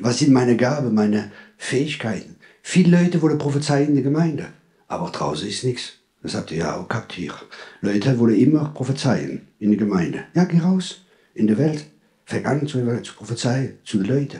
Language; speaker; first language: German; non-native, fluent; French